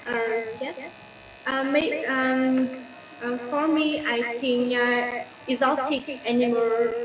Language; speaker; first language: English; non-native, learner; Vietnamese